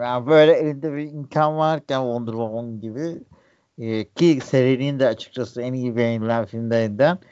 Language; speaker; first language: Turkish; native; Turkish